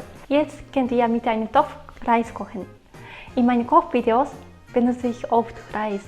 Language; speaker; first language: German; non-native, fluent; Japanese